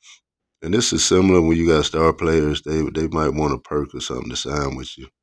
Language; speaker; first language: English; native; English